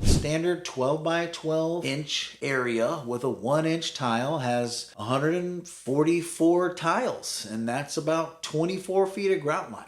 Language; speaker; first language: English; native; English